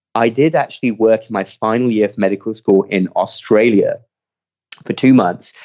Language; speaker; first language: English; native; English